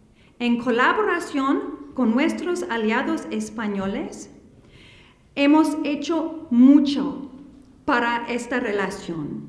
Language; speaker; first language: Spanish; non-native, fluent; English